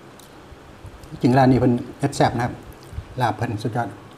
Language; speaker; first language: Thai; non-native, local second language; Northeastern Thai